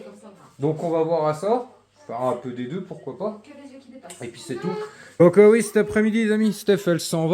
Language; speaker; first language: French; native; French